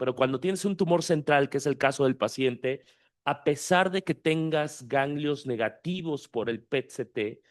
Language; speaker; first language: Spanish; native; Spanish